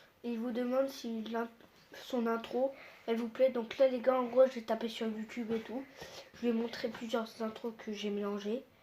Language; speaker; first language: French; native; French